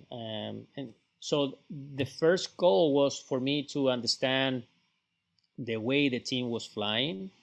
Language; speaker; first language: English; non-native, fluent; Spanish